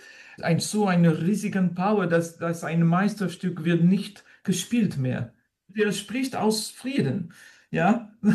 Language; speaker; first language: German; non-native, learner; French